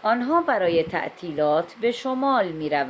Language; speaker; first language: Persian; non-native, fluent; Urdu